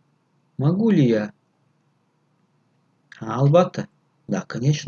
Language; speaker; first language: Russian; non-native, fluent; Tajik